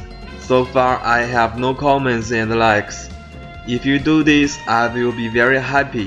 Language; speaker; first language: English; non-native, learner; Chinese